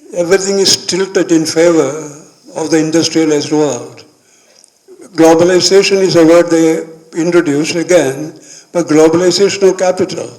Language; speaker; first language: English; non-native, local second language; Malayalam